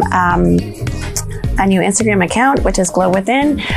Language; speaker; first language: English; non-native, fluent; Spanish